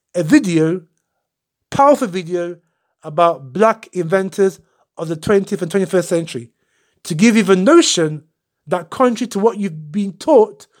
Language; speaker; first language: English; non-native, local second language; Akan